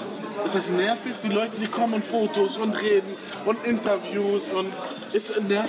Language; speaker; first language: German; native; German